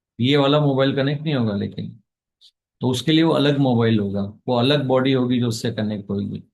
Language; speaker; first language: Hindi; native; Hindi